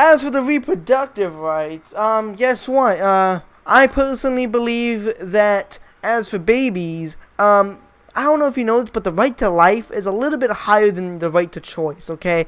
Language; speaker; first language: English; native; English